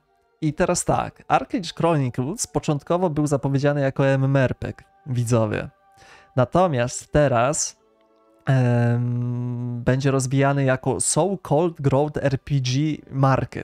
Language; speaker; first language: Polish; native; Polish